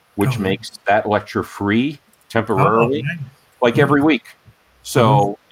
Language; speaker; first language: English; native; English